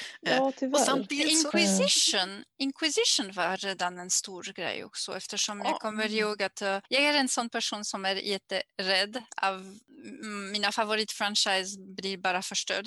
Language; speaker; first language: Swedish; non-native, learner; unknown